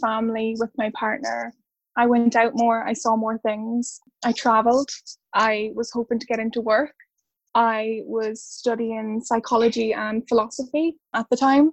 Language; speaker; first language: English; native; English